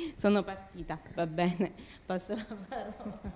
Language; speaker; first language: Italian; native; Italian